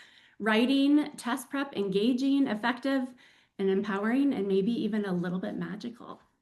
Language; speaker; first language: English; native; English